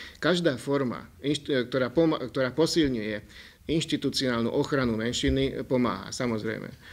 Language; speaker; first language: Slovak; non-native, local second language; Hungarian